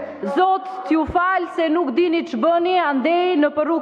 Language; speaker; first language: Albanian; native; Albanian